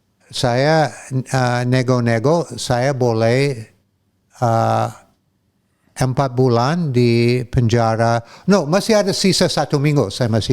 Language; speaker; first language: Indonesian; non-native, fluent; English